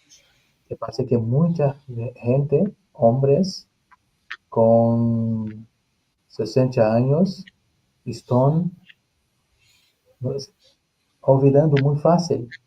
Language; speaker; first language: Spanish; non-native, learner; Portuguese